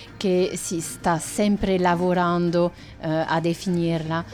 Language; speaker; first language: Italian; non-native, fluent; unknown